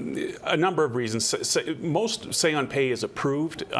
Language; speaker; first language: English; native; English